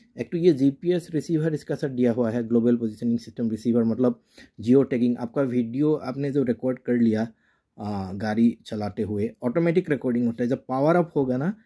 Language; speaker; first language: Hindi; non-native, local second language; Assamese